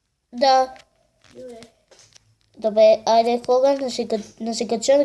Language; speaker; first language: Bulgarian; native; Bulgarian